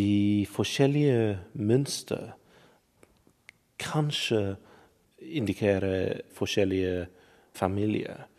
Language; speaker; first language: Norwegian; non-native, learner; English